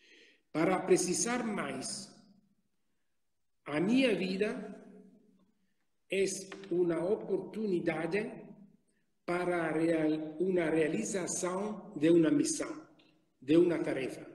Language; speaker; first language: Spanish; non-native, fluent; Italian